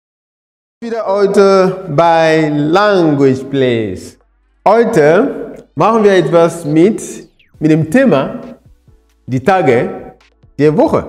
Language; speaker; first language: German; non-native, fluent; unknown